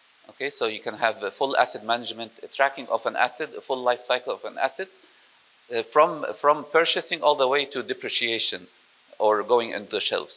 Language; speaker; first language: English; non-native, fluent; Arabic